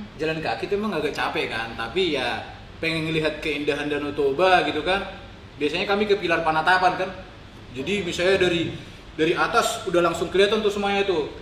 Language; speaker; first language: Indonesian; non-native, local second language; Batak Toba